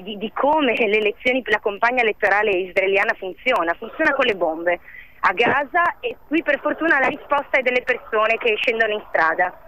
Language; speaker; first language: Italian; native; Italian